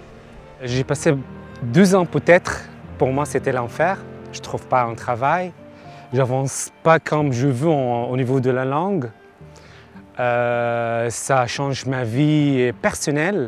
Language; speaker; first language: French; non-native, learner; Arabic